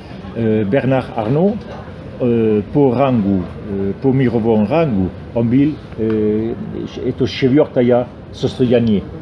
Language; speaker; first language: Russian; non-native, fluent; French